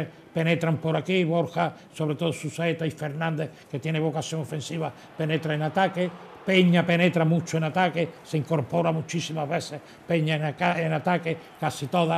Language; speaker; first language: Spanish; native; Spanish